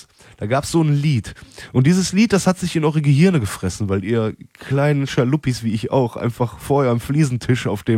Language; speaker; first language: German; native; German